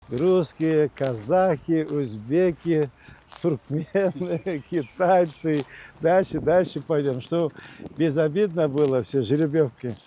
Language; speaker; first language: Russian; non-native, local second language; Kyrgyz